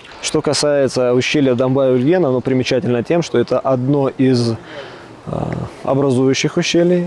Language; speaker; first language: Russian; native; Russian